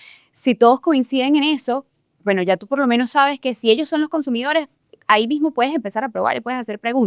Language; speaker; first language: Spanish; native; Spanish